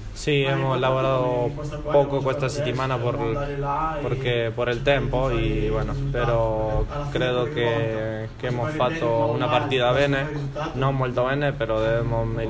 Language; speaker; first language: Italian; non-native, learner; Spanish